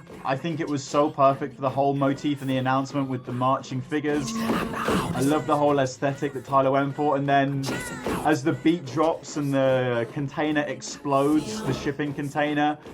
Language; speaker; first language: English; native; English